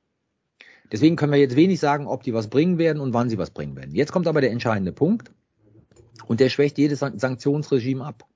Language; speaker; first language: German; native; German